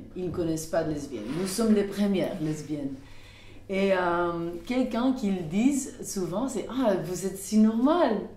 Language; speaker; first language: French; non-native, local second language; Dutch